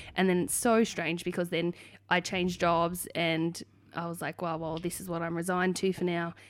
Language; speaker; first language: English; native; English